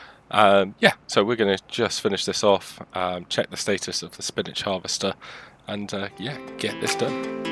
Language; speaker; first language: English; native; English